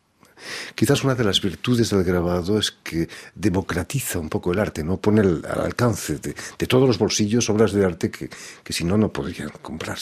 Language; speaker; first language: Spanish; native; Spanish